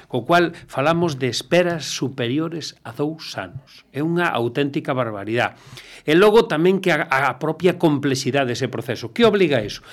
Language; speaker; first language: Galician; non-native, local second language; Spanish